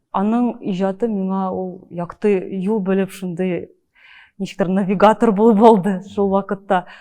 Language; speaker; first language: Tatar; early bilingual, heritage; Tatar